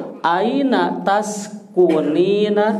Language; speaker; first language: Arabic; non-native, fluent; Indonesian